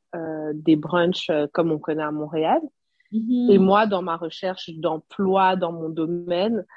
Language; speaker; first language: French; non-native, local second language; Rundi